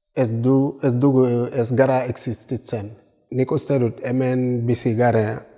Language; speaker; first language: Basque; non-native, fluent; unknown